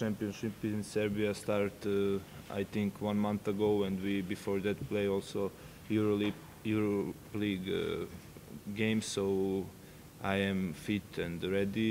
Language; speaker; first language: English; non-native, fluent; Serbian